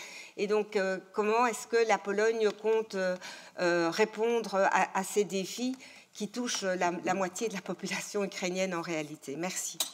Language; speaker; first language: French; native; French